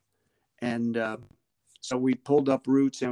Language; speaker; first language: English; native; English